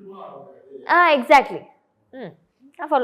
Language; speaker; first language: Telugu; non-native, fluent; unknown